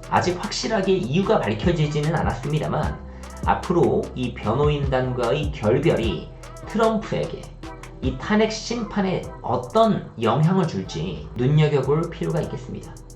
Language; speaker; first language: Korean; native; Korean